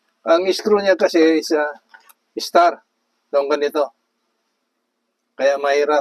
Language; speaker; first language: Filipino; native; Filipino